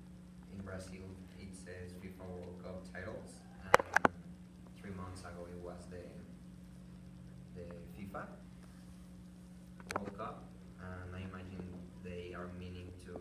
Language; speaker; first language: English; non-native, learner; Spanish